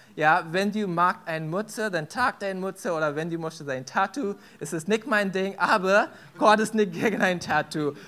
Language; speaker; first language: German; non-native, fluent; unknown